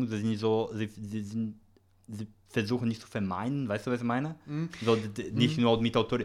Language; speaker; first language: German; non-native, learner; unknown